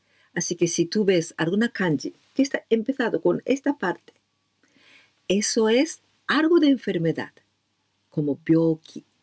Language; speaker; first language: Spanish; non-native, learner; Japanese